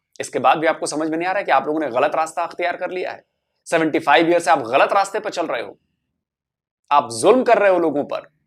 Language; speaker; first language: Hindi; native; Hindi